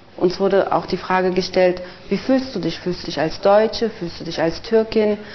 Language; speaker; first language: German; early bilingual, other home language; Turkish